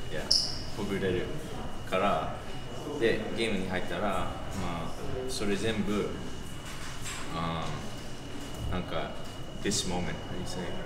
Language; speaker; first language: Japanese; non-native, learner; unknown